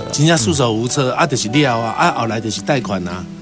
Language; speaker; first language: Min Nan Chinese; native; Min Nan Chinese